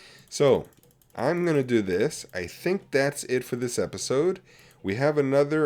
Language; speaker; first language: English; native; English